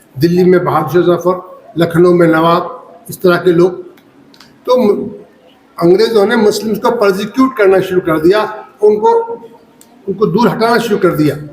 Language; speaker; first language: Urdu; native; Urdu